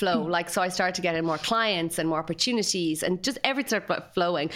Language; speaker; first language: English; native; English